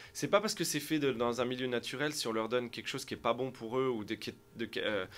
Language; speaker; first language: French; native; French